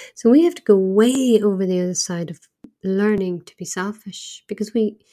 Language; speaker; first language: English; native; English